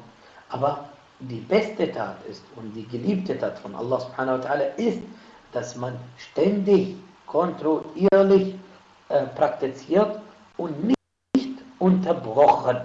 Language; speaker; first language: German; non-native, fluent; Arabic